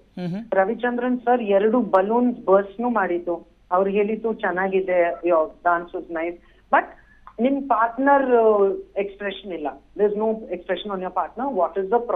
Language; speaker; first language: Kannada; non-native, learner; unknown